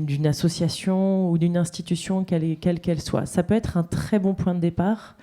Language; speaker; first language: French; native; French